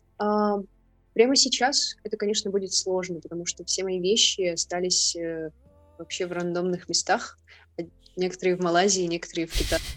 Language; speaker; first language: Russian; native; Russian